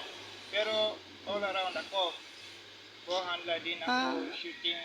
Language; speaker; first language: Filipino; non-native, learner; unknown